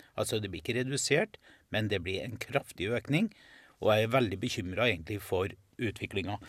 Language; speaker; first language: Norwegian; native; Norwegian